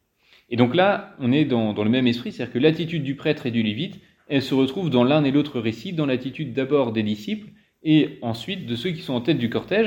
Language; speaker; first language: French; native; French